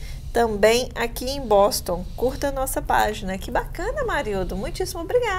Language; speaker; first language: Portuguese; native; Portuguese